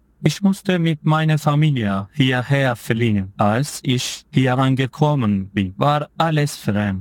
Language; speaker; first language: German; non-native, fluent; Turkish